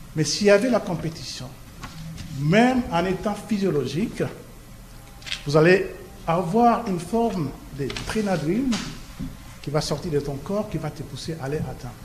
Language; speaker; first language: French; non-native, local second language; Lingala